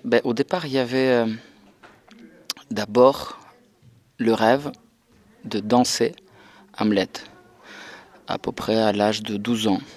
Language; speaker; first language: French; non-native, fluent; Russian